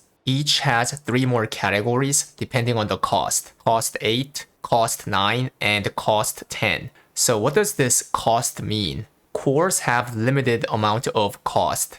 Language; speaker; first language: English; non-native, fluent; Korean